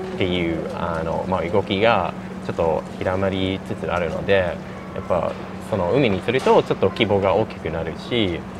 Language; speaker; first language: Japanese; non-native, fluent; English